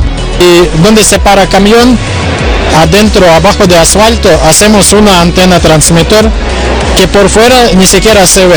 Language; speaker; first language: Spanish; non-native, learner; Russian